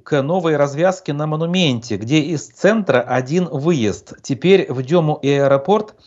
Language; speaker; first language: Russian; native; Russian